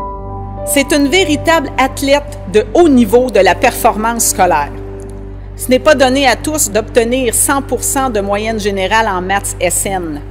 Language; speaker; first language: French; native; French